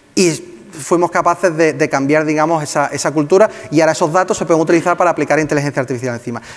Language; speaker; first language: Spanish; native; Spanish